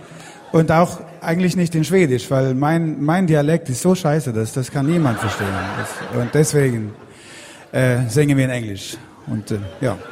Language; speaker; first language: German; non-native, fluent; Swedish